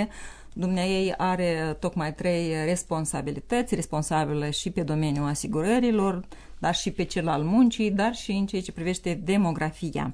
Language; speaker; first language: Romanian; native; Romanian